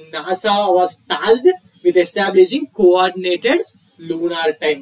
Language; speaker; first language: English; non-native, local second language; Telugu